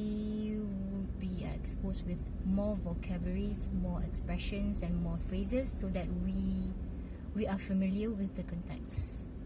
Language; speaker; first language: English; non-native, local second language; Malay